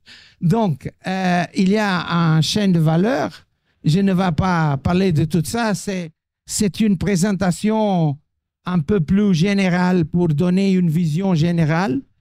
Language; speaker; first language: French; non-native, fluent; Portuguese